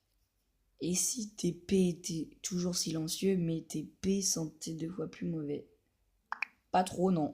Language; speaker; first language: French; native; French